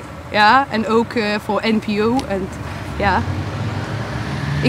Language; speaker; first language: Dutch; non-native, learner; Polish